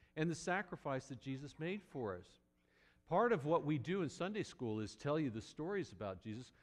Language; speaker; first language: English; native; English